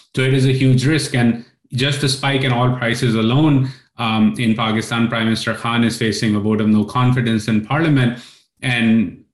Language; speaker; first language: English; non-native, local second language; Urdu